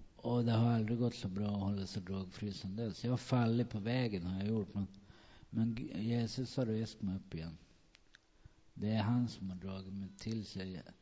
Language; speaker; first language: Swedish; native; Swedish